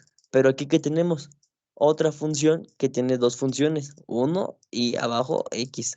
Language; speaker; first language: Spanish; native; Spanish